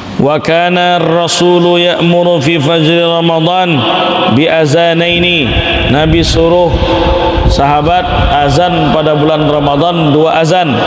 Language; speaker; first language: Malay; native; Malay